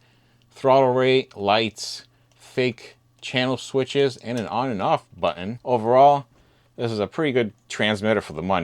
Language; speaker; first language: English; native; English